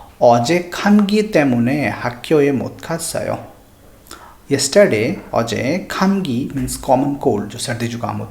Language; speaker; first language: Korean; non-native, fluent; Hindi